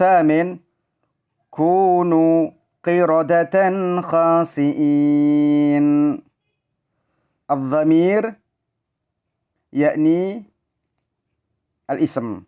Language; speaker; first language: Arabic; non-native, fluent; Indonesian